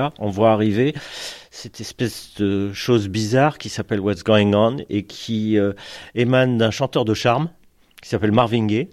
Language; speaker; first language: French; native; French